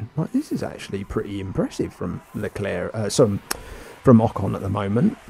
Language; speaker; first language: English; native; English